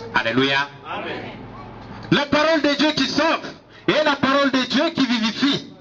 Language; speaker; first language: French; non-native, local second language; Swahili